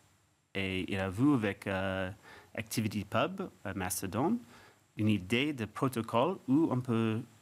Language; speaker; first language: French; non-native, fluent; English